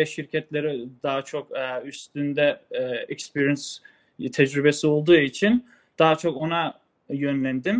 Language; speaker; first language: Turkish; early bilingual, other home language; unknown